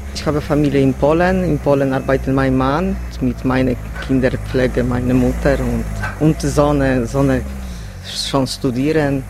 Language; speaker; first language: German; non-native, learner; Polish